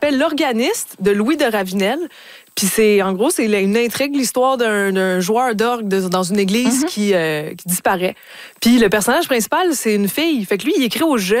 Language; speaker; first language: French; native; French